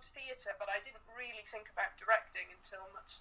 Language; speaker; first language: English; native; English